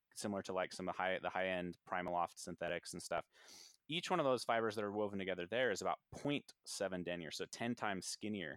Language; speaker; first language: English; native; English